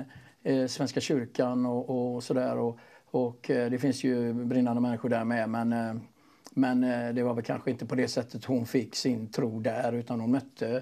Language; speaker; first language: Swedish; native; Swedish